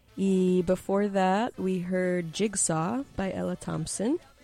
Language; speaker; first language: English; native; English